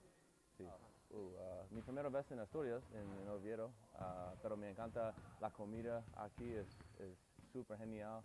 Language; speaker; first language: Spanish; non-native, learner; English